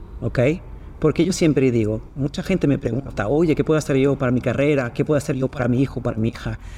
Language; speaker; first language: Spanish; non-native, fluent; Swedish